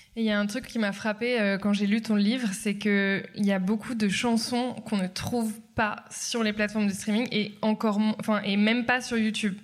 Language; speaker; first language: French; native; French